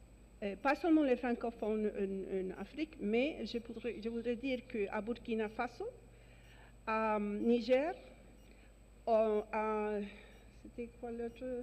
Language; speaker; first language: French; non-native, fluent; Spanish